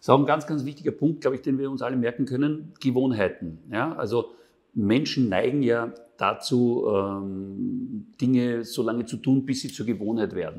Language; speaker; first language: German; native; German